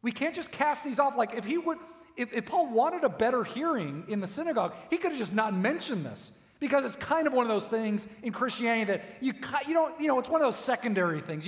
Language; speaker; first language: English; native; English